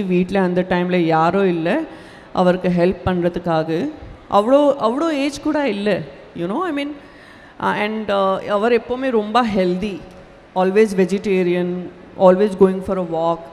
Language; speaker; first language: Tamil; non-native, local second language; Gujarati